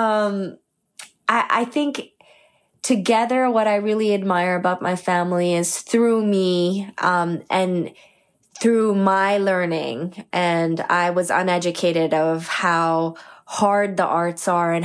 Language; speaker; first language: English; native; English